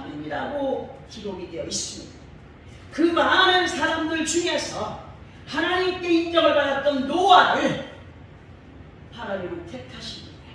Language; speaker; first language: Korean; native; Korean